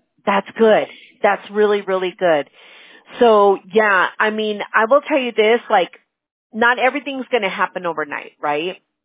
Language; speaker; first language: English; early bilingual, other home language; Spanish